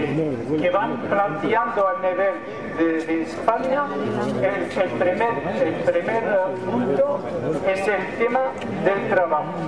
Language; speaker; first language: Spanish; non-native, fluent; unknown